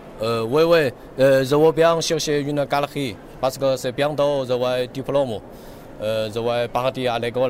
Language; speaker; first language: French; non-native, learner; Chinese